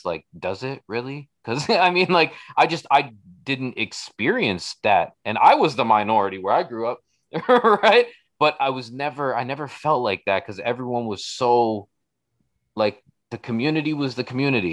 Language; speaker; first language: English; native; English